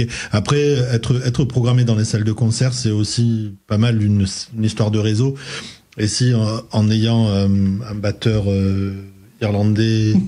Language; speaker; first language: French; native; French